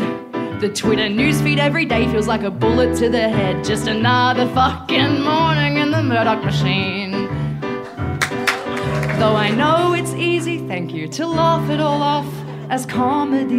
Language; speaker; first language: English; native; English